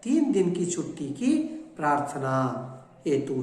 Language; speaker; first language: Hindi; non-native, local second language; Kannada